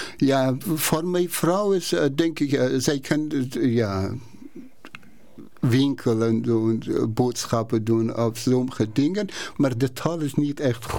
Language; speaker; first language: Dutch; non-native, learner; Persian